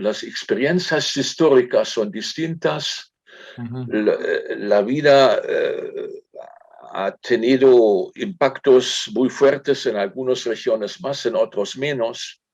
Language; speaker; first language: Spanish; non-native, fluent; German